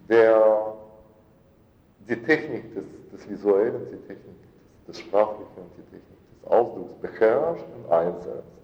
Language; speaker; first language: German; non-native, fluent; Russian